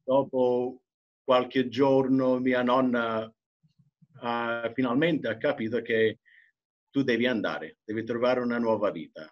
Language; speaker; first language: Italian; early bilingual, heritage; English